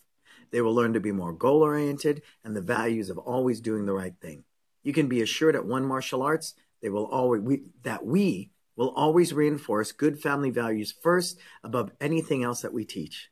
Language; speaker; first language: English; native; English